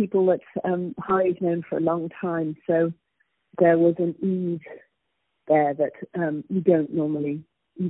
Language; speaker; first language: English; native; English